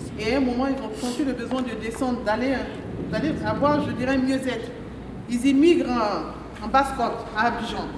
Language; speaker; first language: French; non-native, local second language; Mandingo